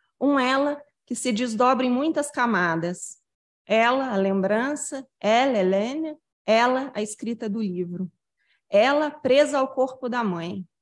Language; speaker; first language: Portuguese; native; Portuguese